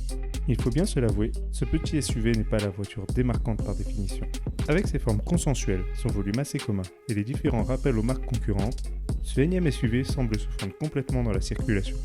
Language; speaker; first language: French; native; French